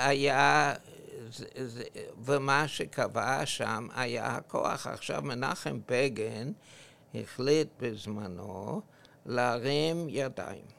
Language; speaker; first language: Hebrew; non-native, fluent; English